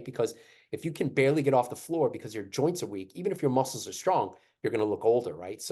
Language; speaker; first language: English; native; English